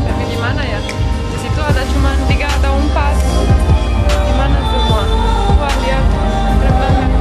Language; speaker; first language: Indonesian; non-native, learner; Romanian